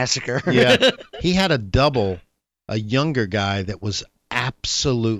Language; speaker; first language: English; native; English